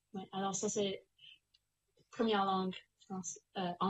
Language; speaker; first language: French; non-native, local second language; English